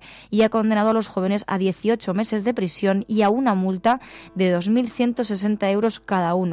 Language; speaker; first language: Spanish; native; Spanish